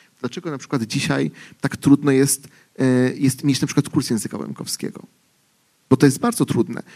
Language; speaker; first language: Polish; native; Polish